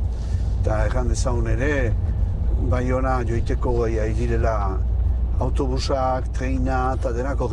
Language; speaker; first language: Basque; native; Basque